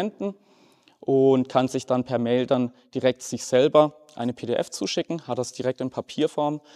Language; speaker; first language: German; native; German